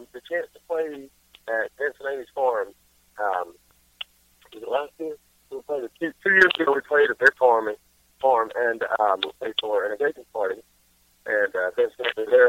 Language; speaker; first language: English; native; English